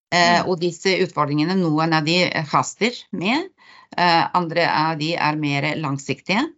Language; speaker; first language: Norwegian; non-native, fluent; Bulgarian